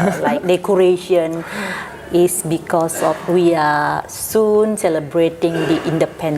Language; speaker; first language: English; non-native, fluent; Indonesian